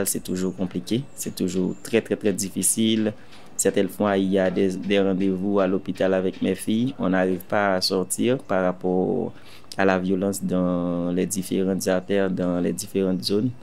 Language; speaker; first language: French; non-native, local second language; Haitian Creole